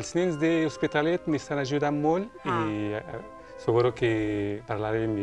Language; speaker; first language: Catalan; non-native, local second language; Spanish